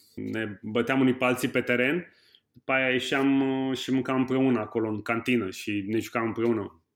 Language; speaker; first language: Romanian; native; Romanian